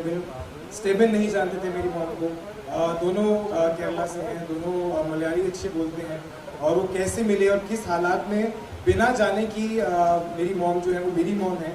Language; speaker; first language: Hindi; native; Hindi